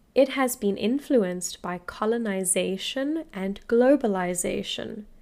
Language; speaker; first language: English; native; English